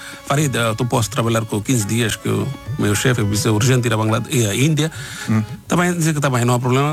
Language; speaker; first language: Portuguese; non-native, learner; Bangla